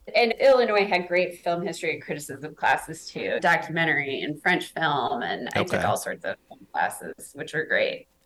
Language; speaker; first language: English; native; English